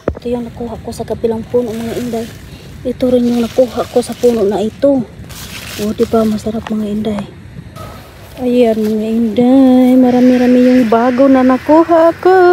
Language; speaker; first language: Filipino; non-native, local second language; Cebuano